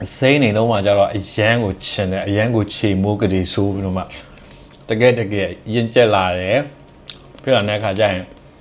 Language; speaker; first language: Burmese; non-native, local second language; Shwe Palaung